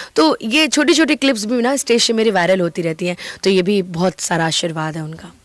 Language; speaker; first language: Hindi; native; Hindi